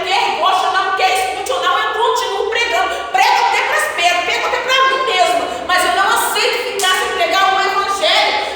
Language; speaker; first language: Portuguese; native; Portuguese